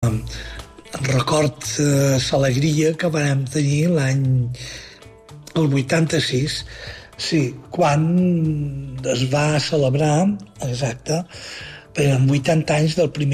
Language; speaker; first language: Catalan; native; Catalan